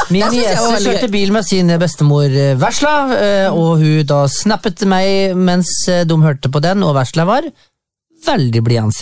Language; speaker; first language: Norwegian; native; Norwegian